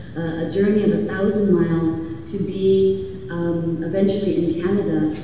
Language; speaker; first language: English; native; English